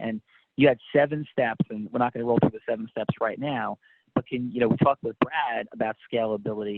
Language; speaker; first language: English; native; English